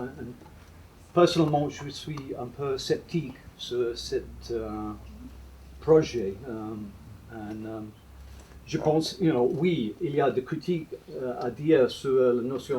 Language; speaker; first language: French; non-native, fluent; English